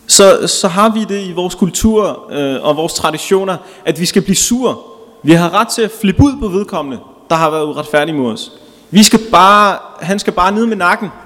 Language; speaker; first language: Danish; early bilingual, other home language; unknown